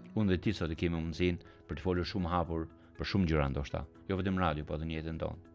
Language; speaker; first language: Albanian; early bilingual, heritage; Albanian